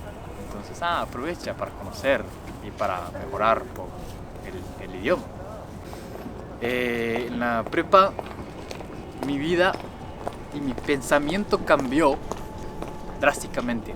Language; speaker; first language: Spanish; non-native, fluent; Japanese